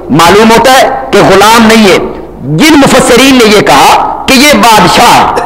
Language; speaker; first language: Urdu; non-native, local second language; Punjabi